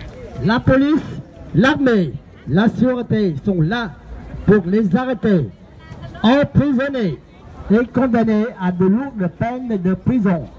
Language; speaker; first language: French; non-native, fluent; Vietnamese